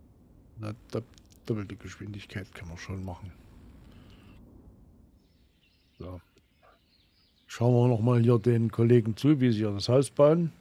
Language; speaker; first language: German; native; German